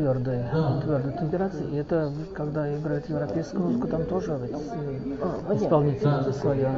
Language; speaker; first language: Russian; native; Russian